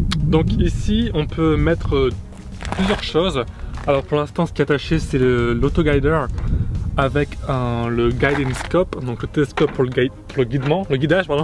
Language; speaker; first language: French; native; French